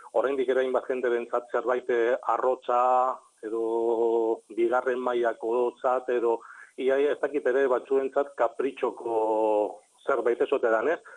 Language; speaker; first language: Basque; non-native, local second language; Spanish